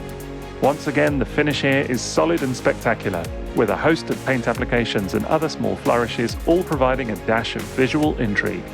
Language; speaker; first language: English; native; English